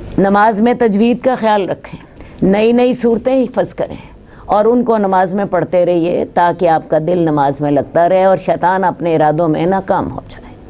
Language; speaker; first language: Urdu; non-native, local second language; Punjabi